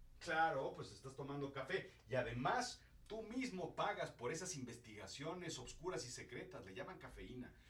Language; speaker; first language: Spanish; native; Spanish